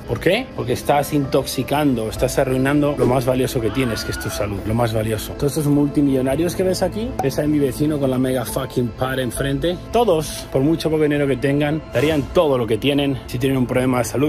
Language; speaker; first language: Spanish; native; Spanish